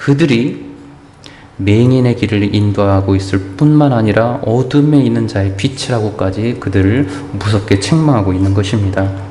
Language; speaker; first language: Korean; native; Korean